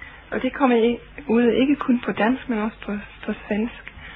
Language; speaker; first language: Danish; non-native, fluent; English